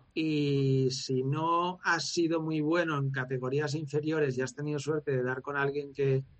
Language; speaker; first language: Spanish; native; Spanish